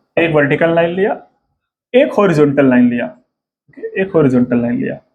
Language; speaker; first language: Hindi; native; Hindi